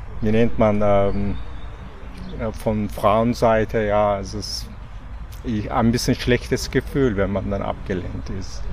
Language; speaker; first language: German; non-native, learner; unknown